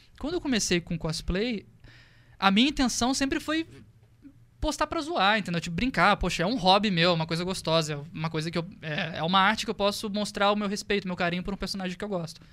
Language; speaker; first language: Portuguese; native; Portuguese